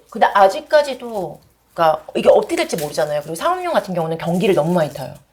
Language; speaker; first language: Korean; early bilingual, other home language; English